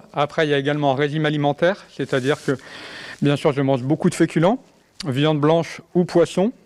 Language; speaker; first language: French; native; French